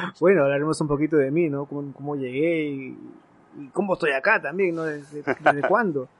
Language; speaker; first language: Spanish; native; Spanish